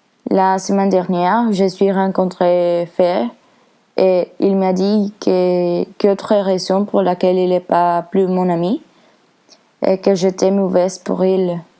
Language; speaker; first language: French; non-native, learner; Spanish